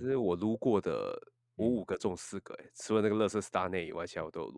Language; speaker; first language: Chinese; native; Chinese